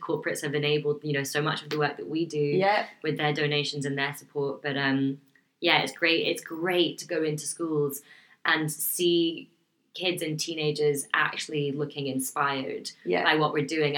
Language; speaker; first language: English; native; English